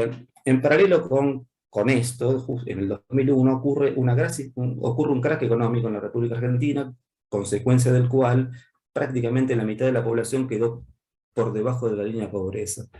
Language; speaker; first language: Spanish; native; Spanish